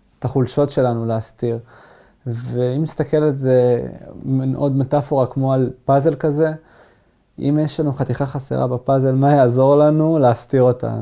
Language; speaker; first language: Hebrew; non-native, local second language; Arabic